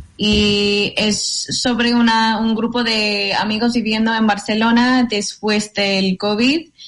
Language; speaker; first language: Spanish; non-native, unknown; English